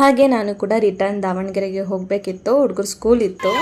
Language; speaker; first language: Kannada; native; Kannada